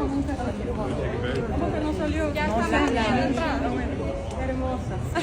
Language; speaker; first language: Spanish; native; Spanish